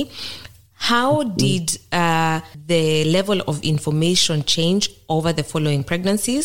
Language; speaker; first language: English; non-native, local second language; Kikuyu